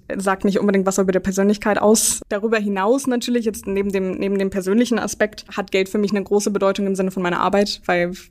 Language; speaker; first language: German; native; German